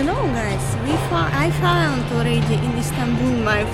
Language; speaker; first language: English; non-native, learner; Russian